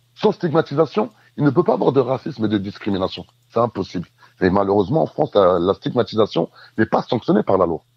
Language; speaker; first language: French; native; French